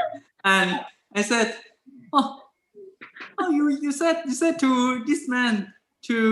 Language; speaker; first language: English; non-native, learner; Thai